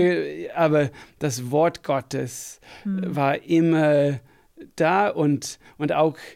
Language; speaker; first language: German; non-native, fluent; English